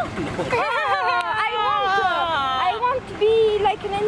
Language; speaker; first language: English; non-native, learner; French